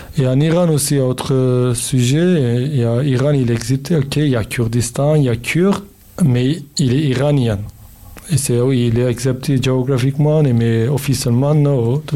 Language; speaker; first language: French; non-native, learner; Kurdish